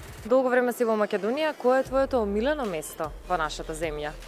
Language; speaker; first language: Macedonian; native; Macedonian